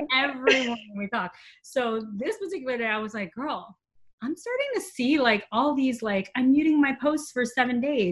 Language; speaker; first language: English; native; English